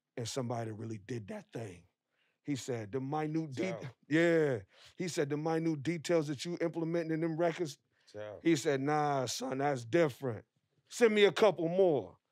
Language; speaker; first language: English; native; English